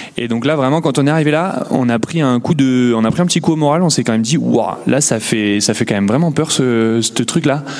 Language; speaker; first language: French; native; French